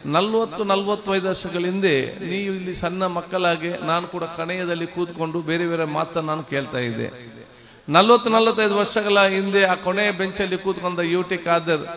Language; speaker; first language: Kannada; non-native, local second language; Malayalam